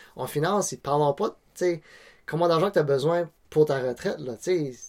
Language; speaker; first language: French; non-native, local second language; Cantonese